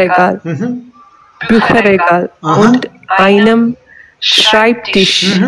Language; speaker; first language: German; non-native, learner; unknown